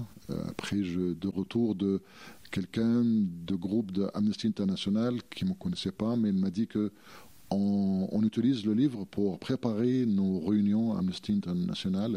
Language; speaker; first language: French; non-native, fluent; Arabic